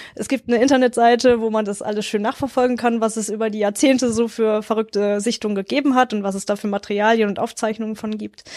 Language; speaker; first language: German; native; German